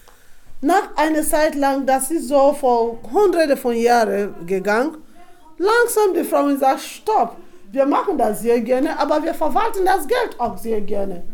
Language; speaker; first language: German; non-native, fluent; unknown